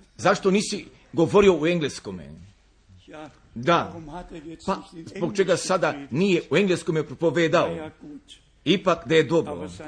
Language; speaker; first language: Croatian; early bilingual, heritage; Croatian